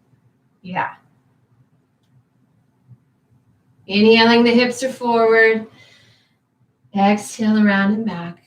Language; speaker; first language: English; native; English